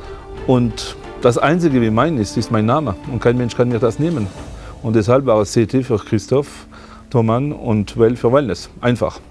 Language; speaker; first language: German; non-native, fluent; French